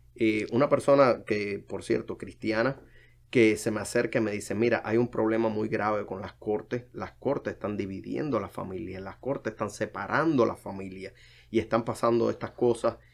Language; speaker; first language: Spanish; native; Spanish